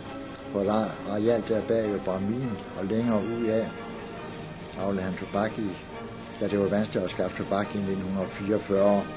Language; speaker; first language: Danish; native; Danish